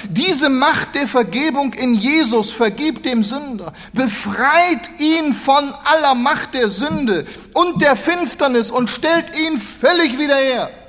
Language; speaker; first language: German; native; German